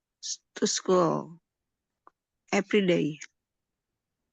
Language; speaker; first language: English; non-native, learner; Indonesian